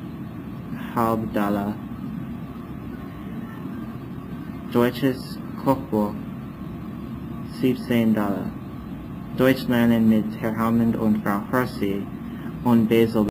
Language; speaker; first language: German; non-native, learner; English